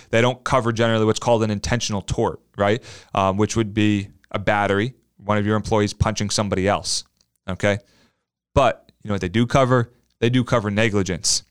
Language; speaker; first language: English; native; English